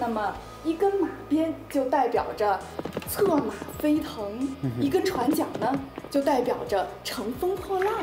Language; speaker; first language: Chinese; native; Chinese